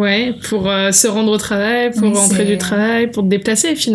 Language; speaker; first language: French; native; French